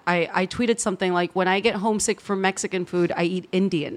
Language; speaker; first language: English; native; English